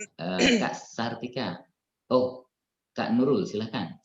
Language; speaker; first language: Indonesian; native; Indonesian